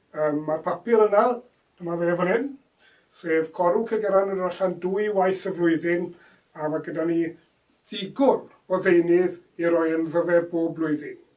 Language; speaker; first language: Welsh; native; Welsh